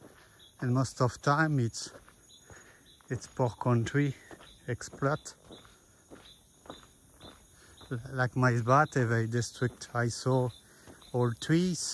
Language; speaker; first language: English; non-native, learner; French